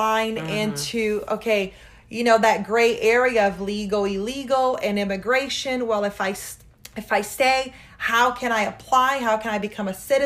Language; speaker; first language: English; early bilingual, other home language; Portuguese